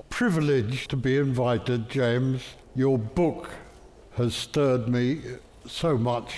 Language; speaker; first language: English; native; English